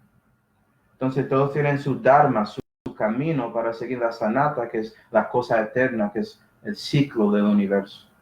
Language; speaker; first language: Spanish; early bilingual, heritage; Spanish